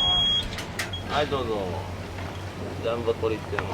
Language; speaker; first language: Japanese; native; Japanese